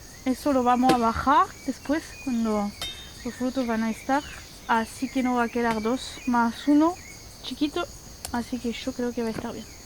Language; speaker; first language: Spanish; non-native, fluent; French